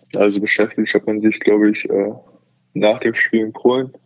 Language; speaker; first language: German; native; German